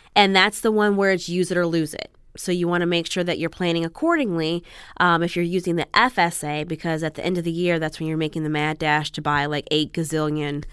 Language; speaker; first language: English; native; English